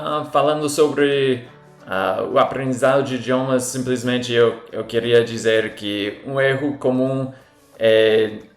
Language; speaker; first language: Portuguese; non-native, fluent; English